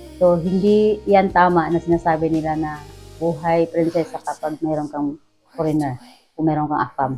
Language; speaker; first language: Filipino; native; Filipino